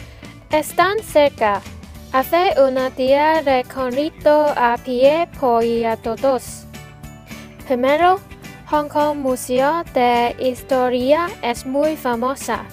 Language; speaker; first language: Spanish; non-native, learner; Cantonese